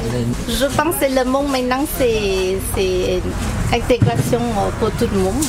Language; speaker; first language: French; non-native, learner; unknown